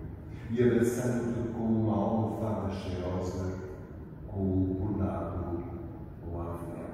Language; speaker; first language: Portuguese; native; Portuguese